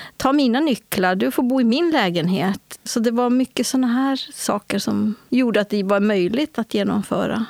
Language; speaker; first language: Swedish; native; Swedish